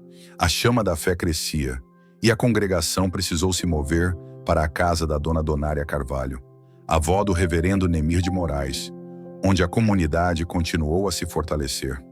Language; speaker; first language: Portuguese; native; Portuguese